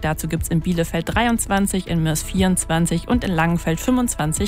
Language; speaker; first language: German; native; German